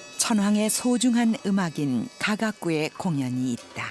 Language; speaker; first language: Korean; native; Korean